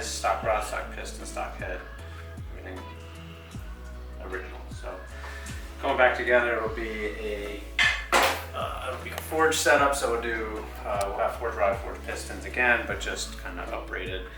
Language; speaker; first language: English; native; English